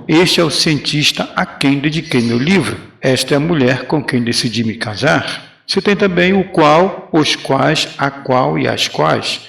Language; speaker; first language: Portuguese; native; Portuguese